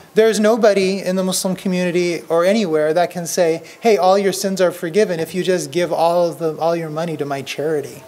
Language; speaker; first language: English; native; English